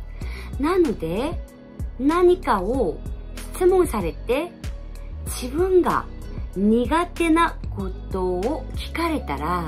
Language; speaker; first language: Japanese; non-native, fluent; Korean